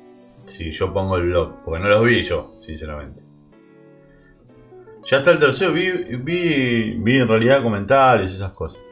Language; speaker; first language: Spanish; native; Spanish